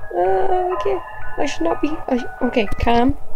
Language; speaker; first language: English; native; English